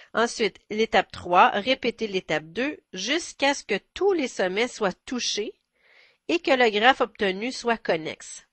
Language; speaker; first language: French; native; French